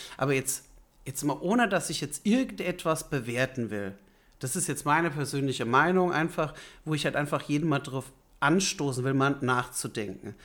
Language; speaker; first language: German; native; German